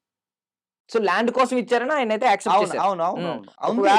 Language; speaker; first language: Telugu; native; Telugu